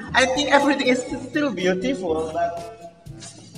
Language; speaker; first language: English; non-native, learner; Indonesian